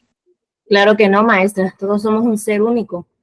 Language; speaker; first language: Spanish; native; Spanish